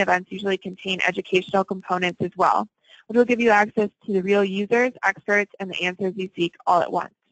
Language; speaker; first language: English; native; English